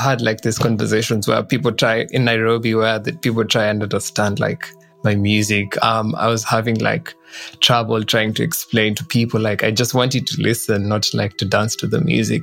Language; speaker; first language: English; non-native, local second language; Kikuyu